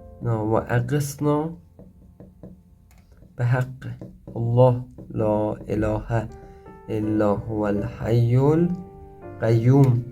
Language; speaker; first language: Persian; native; Persian